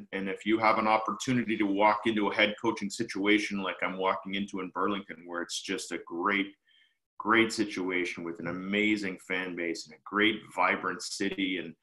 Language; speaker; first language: English; native; English